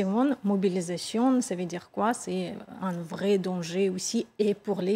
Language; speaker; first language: French; non-native, fluent; Russian